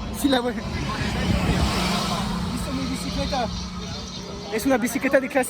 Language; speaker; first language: Spanish; non-native, learner; French